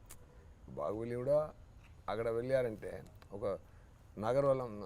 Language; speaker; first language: Telugu; non-native, fluent; Tamil